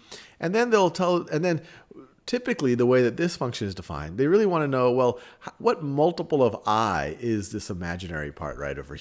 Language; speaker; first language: English; native; English